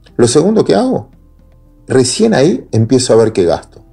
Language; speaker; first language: Spanish; native; Spanish